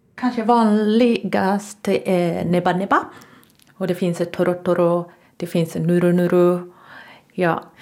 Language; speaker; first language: Swedish; non-native, fluent; Japanese